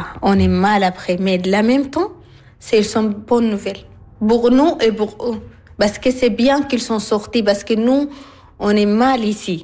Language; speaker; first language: French; non-native, learner; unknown